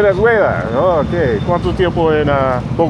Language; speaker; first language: Spanish; non-native, learner; English